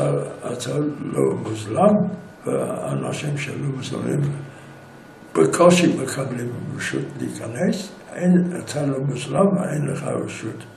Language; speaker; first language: Hebrew; non-native, fluent; English